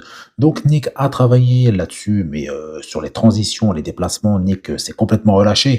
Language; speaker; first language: French; native; French